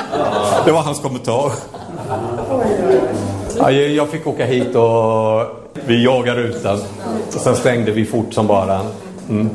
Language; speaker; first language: Swedish; native; Swedish